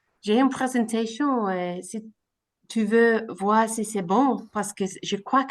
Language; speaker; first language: French; non-native, learner; English